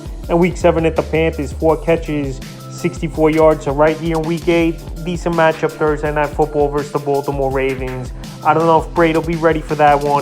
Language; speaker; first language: English; native; English